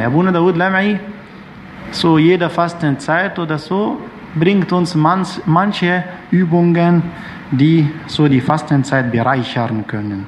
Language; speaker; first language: German; non-native, fluent; Arabic